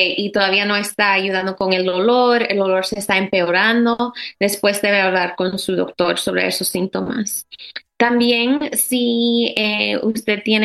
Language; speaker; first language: Spanish; early bilingual, heritage; Spanish